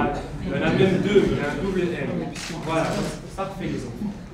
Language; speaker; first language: French; native; French